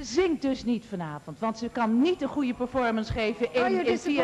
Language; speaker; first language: Dutch; native; Dutch